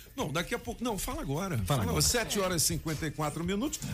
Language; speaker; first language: Portuguese; native; Portuguese